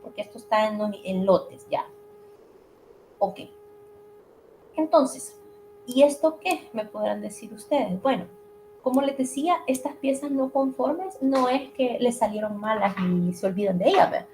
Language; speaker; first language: Spanish; native; Spanish